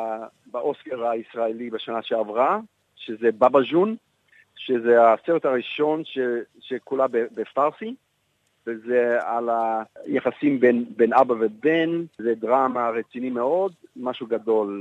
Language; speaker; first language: Hebrew; non-native, fluent; English